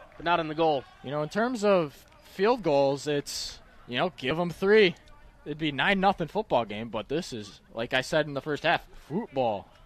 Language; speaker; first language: English; native; English